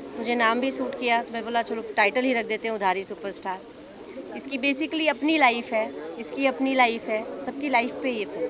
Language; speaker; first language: Hindi; native; Hindi